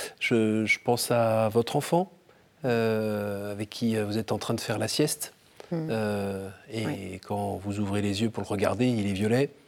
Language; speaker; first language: French; native; French